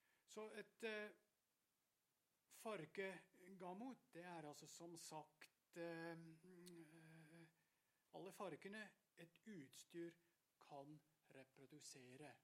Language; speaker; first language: Norwegian; non-native, fluent; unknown